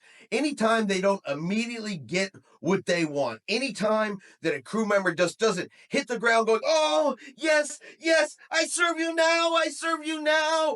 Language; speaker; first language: English; native; English